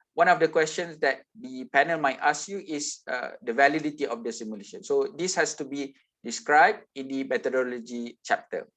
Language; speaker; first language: English; non-native, local second language; Malay